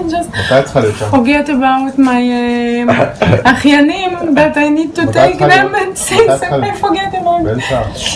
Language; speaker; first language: English; non-native, learner; Hebrew